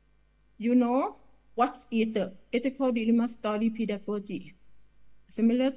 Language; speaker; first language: English; non-native, learner; Thai